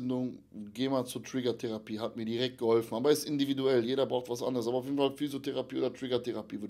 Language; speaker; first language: German; native; German